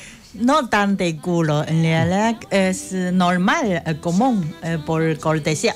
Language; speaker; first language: Spanish; non-native, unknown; Chinese